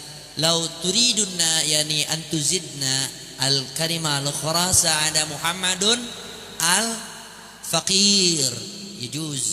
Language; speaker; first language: Arabic; non-native, fluent; Indonesian